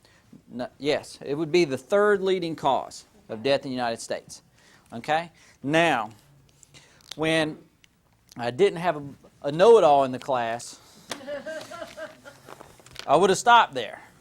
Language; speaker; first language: English; native; English